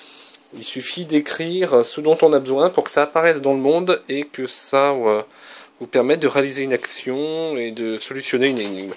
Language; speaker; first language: French; native; French